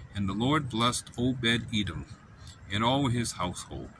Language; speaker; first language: English; native; English